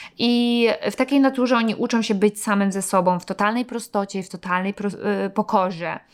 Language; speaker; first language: Polish; native; Polish